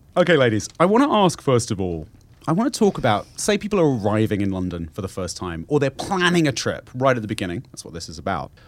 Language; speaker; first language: English; native; English